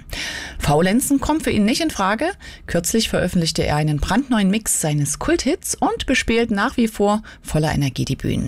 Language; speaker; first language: German; native; German